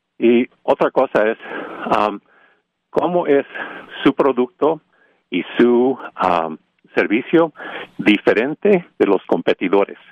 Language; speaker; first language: Spanish; early bilingual, heritage; Spanish